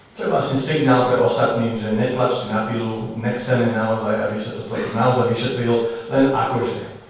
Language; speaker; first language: Slovak; non-native, fluent; English